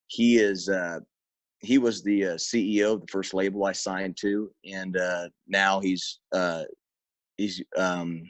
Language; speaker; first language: English; native; English